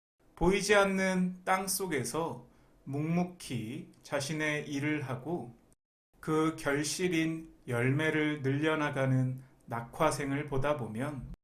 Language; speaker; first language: Korean; native; Korean